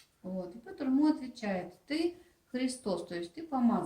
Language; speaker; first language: Russian; native; Russian